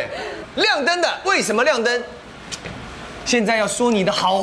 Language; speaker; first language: Chinese; native; Chinese